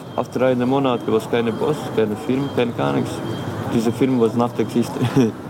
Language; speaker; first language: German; non-native, learner; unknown